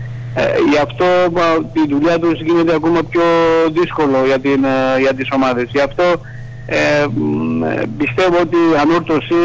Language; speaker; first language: Greek; non-native, fluent; Georgian